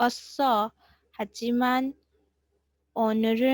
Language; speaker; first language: Korean; non-native, learner; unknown